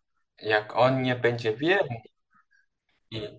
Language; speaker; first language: Polish; non-native, learner; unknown